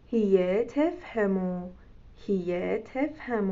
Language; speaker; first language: Arabic; non-native, fluent; Persian